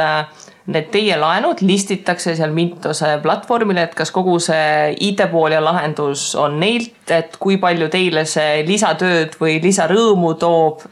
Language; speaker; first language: Estonian; native; Estonian